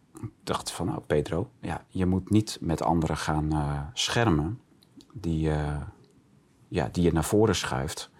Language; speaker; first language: Dutch; native; Dutch